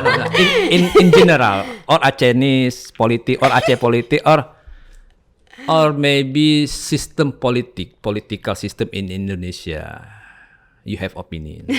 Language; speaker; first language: English; non-native, learner; Indonesian